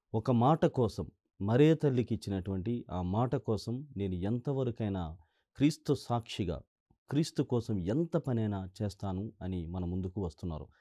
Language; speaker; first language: Telugu; native; Telugu